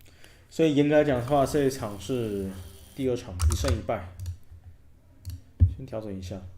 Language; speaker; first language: Chinese; native; Chinese